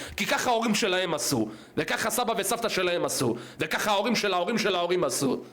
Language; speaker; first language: Hebrew; early bilingual, other home language; Russian